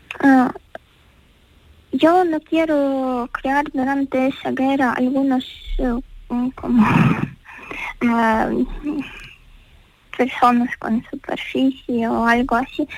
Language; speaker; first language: Spanish; non-native, learner; Ukrainian